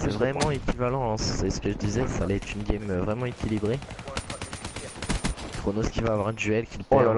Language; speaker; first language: French; native; French